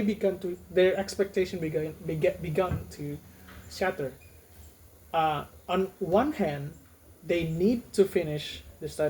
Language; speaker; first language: English; non-native, fluent; Indonesian